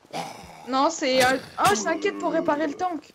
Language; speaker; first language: French; native; French